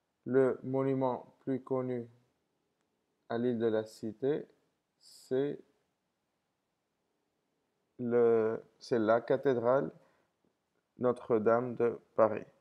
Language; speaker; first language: French; non-native, fluent; English